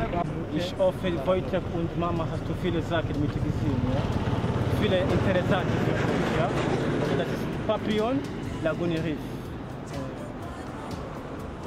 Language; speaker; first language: German; non-native, learner; Swahili